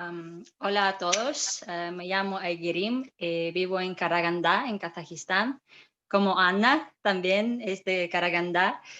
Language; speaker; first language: Spanish; non-native, learner; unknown